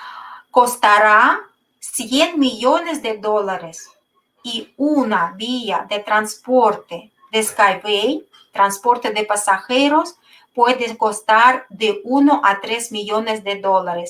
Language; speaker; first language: Spanish; non-native, fluent; Russian